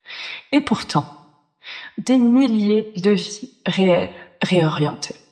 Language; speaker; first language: French; native; French